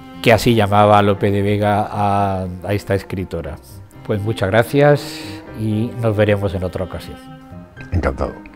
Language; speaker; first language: Spanish; native; Spanish